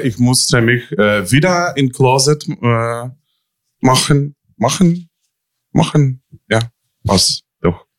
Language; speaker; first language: German; non-native, learner; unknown